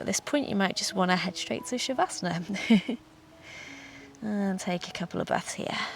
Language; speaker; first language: English; native; English